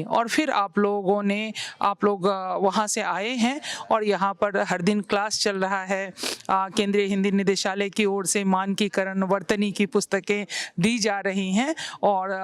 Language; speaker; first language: Hindi; native; Hindi